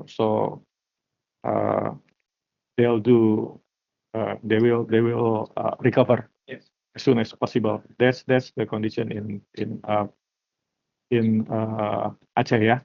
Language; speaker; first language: English; non-native, learner; Indonesian